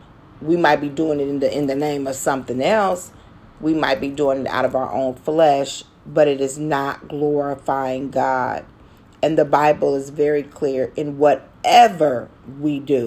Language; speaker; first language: English; native; English